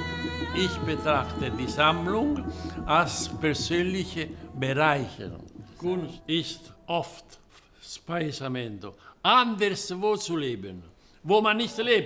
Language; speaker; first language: German; non-native, fluent; Italian